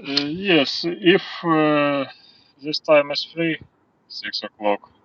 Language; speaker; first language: English; non-native, learner; Russian